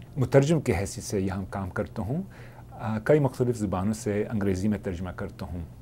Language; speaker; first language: Urdu; non-native, fluent; English